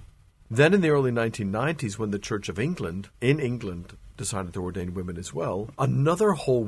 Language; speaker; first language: English; native; English